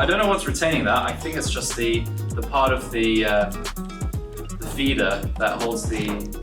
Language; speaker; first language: English; native; English